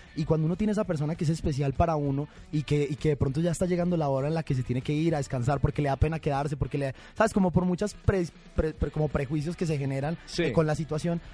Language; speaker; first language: Spanish; native; Spanish